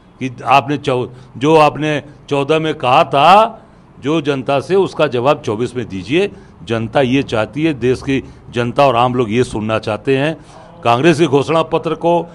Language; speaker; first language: Hindi; native; Hindi